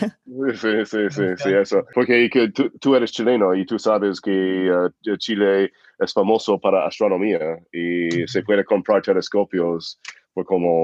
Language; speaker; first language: Spanish; non-native, fluent; English